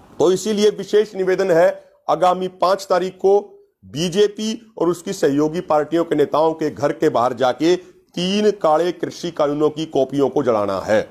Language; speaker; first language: Hindi; native; Hindi